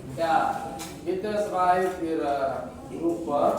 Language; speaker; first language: German; non-native, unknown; Indonesian